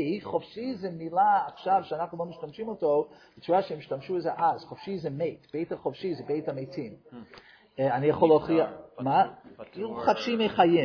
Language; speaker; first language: Hebrew; non-native, fluent; English